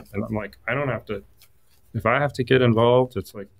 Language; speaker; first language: English; native; English